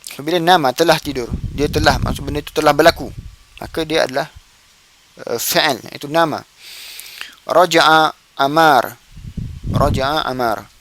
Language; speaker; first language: Malay; native; Malay